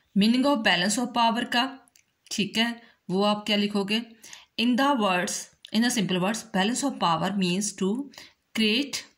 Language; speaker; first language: Hindi; non-native, local second language; Punjabi